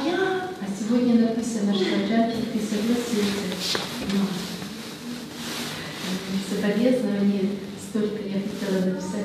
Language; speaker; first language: Russian; native; Russian